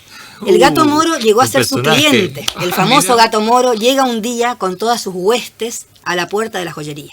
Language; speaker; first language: Spanish; native; Spanish